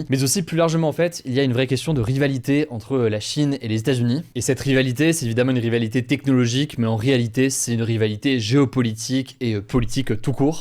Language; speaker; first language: French; native; French